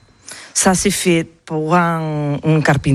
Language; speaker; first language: French; non-native, learner; Catalan